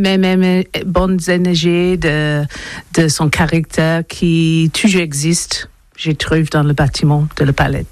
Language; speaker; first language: French; non-native, learner; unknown